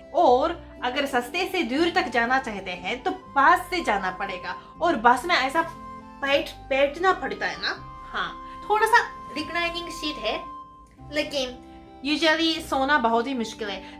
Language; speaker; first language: Hindi; non-native, fluent; Japanese